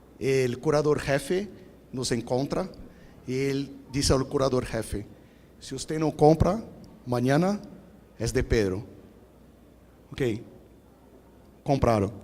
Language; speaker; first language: Spanish; non-native, fluent; Portuguese